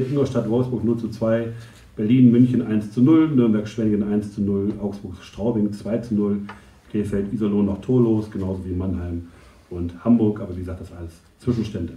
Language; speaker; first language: German; native; German